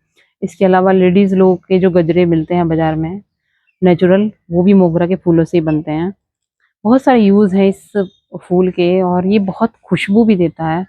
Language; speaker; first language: Hindi; native; Hindi